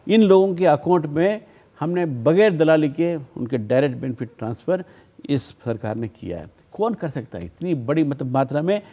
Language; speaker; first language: Hindi; non-native, local second language; Telugu